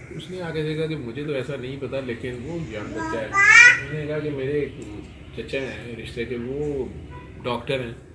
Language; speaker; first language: Urdu; non-native, local second language; Punjabi